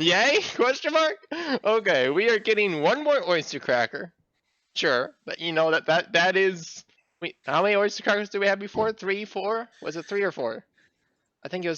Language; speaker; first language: English; native; English